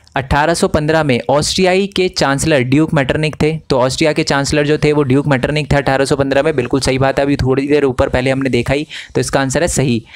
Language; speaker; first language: Hindi; native; Hindi